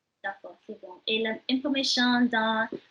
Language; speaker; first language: French; non-native, learner; English